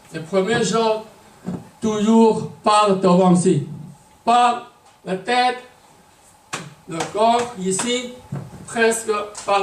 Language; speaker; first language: French; non-native, learner; Chinese